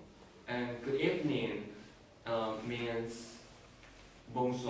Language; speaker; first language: English; non-native, learner; Chinese